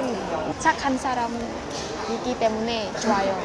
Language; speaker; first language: Korean; non-native, fluent; Lao